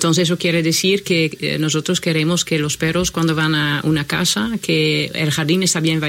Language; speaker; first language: Spanish; non-native, fluent; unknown